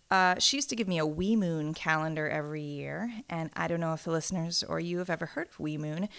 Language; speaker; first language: English; native; English